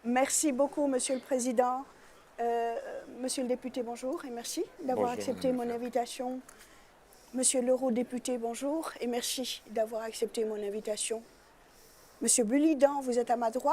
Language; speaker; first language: French; native; French